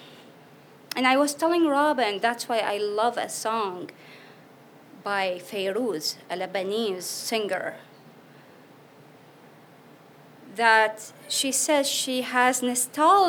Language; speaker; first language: English; non-native, fluent; Arabic